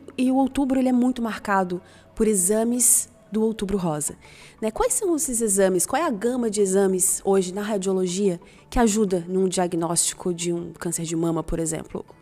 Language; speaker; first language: Portuguese; native; Portuguese